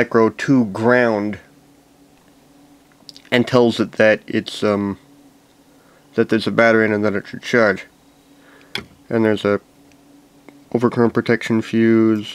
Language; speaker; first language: English; native; English